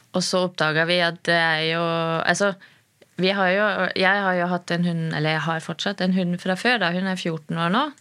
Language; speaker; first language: Norwegian; non-native, fluent; German